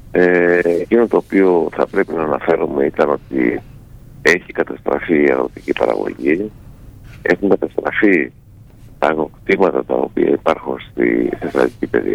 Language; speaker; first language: Greek; native; Greek